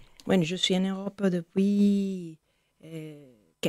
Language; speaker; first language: French; non-native, fluent; Spanish